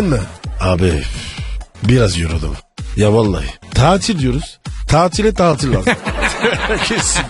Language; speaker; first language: Turkish; non-native, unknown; French